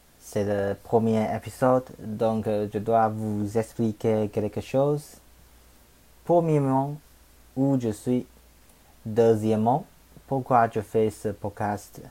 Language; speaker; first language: French; non-native, learner; Chinese